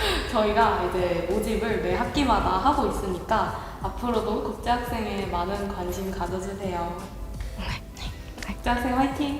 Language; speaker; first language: Korean; native; Korean